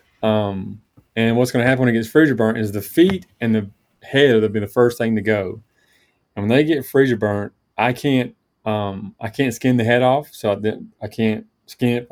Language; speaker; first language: English; native; English